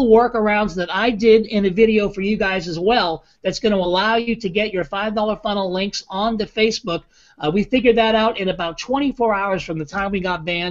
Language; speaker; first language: English; native; English